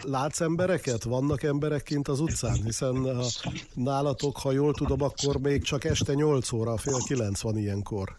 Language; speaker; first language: Hungarian; native; Hungarian